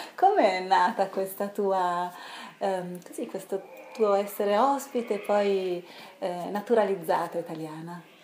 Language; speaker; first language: Italian; native; Italian